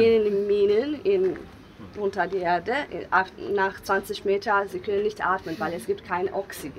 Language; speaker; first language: German; non-native, learner; Bosnian